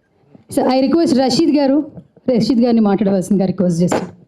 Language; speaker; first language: Telugu; native; Telugu